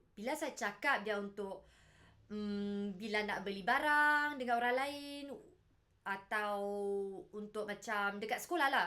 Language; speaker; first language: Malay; non-native, local second language; English